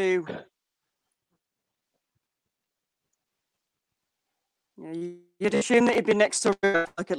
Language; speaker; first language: English; native; English